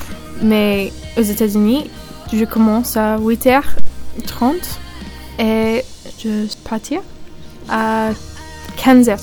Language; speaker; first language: French; non-native, learner; English